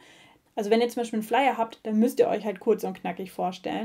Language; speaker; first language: German; native; German